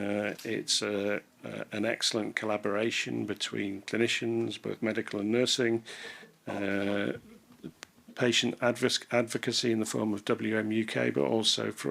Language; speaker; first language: English; native; English